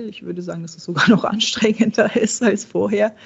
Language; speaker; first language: German; early bilingual, other home language; Czech